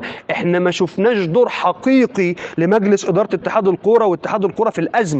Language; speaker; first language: Arabic; native; Arabic